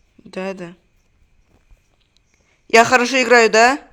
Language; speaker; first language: Russian; non-native, local second language; Uzbek